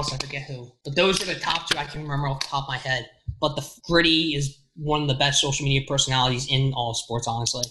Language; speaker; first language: English; native; English